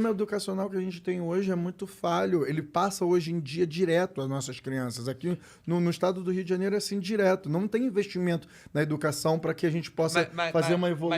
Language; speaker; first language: Portuguese; native; Portuguese